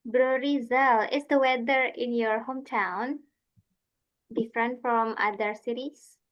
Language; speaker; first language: English; non-native, fluent; Indonesian